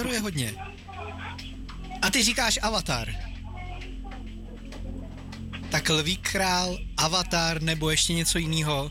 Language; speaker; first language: Czech; native; Czech